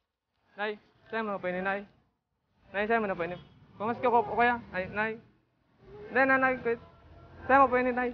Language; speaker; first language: Filipino; non-native, local second language; Bikol